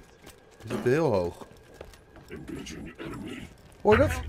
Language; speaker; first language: Dutch; native; Dutch